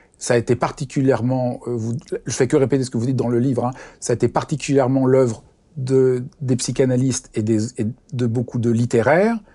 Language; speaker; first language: French; native; French